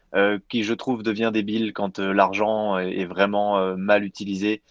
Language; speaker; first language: French; native; French